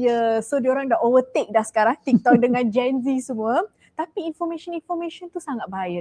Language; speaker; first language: Malay; native; Malay